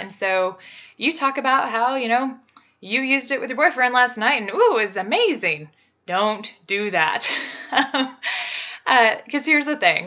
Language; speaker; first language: English; native; English